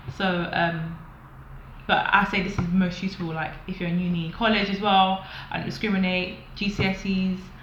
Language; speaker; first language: English; native; English